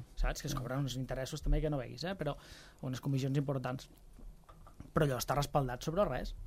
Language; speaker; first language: Catalan; native; Catalan